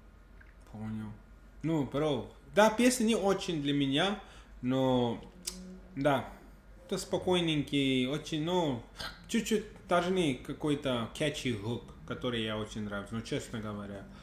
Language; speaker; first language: Russian; non-native, learner; English